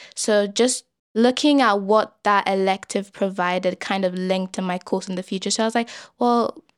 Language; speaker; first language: English; early bilingual, other home language; Yoruba